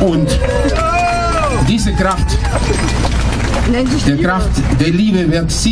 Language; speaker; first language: German; non-native, fluent; Spanish